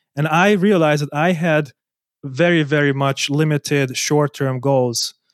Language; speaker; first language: English; non-native, fluent; Hungarian